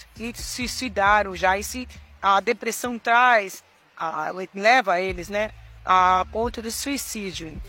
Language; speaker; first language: Portuguese; native; Portuguese